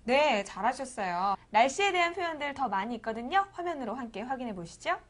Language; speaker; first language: Korean; native; Korean